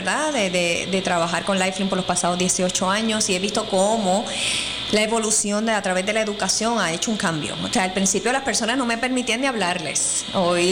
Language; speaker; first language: Spanish; native; Spanish